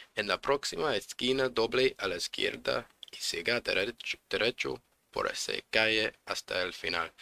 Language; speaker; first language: Spanish; non-native, learner; English